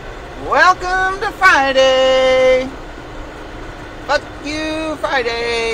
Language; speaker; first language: English; native; English